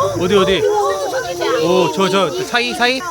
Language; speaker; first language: Korean; native; Korean